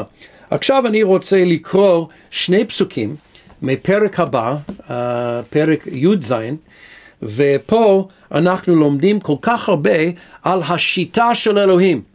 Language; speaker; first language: Hebrew; non-native, fluent; English